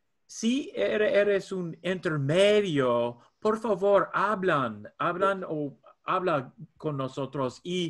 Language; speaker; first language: Spanish; non-native, learner; English